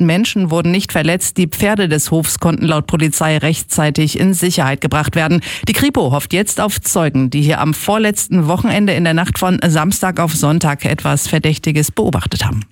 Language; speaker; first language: German; native; German